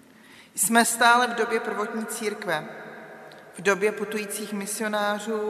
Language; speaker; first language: Czech; native; Czech